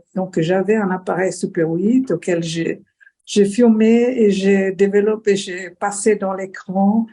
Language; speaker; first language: French; non-native, fluent; Portuguese